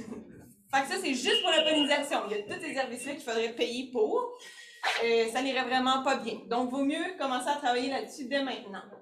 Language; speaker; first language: French; native; French